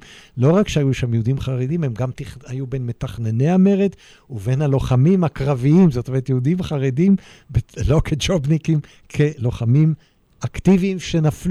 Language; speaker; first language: Hebrew; native; Hebrew